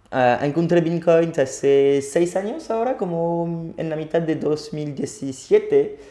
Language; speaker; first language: Spanish; non-native, fluent; French